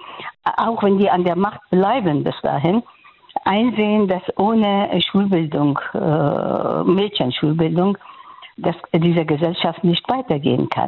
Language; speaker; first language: German; non-native, fluent; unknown